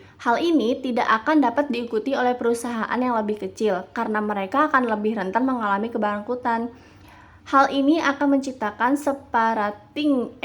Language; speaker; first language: Indonesian; native; Indonesian